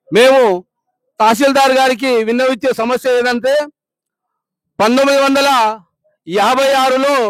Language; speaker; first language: Telugu; non-native, local second language; Lambadi